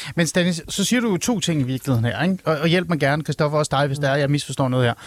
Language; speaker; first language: Danish; early bilingual, other home language; Persian